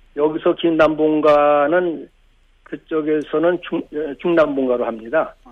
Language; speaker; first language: Korean; native; Korean